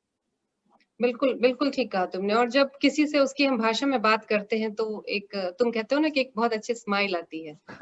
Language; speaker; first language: Hindi; native; Hindi